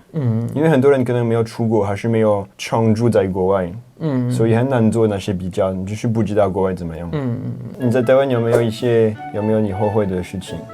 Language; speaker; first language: Chinese; non-native, fluent; French